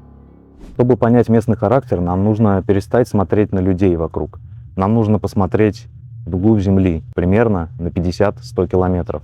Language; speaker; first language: Russian; native; Russian